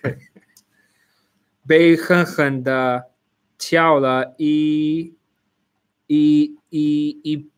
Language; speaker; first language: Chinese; non-native, learner; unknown